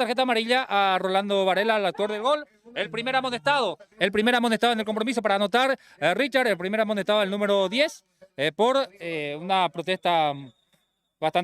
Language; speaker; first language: Spanish; native; Spanish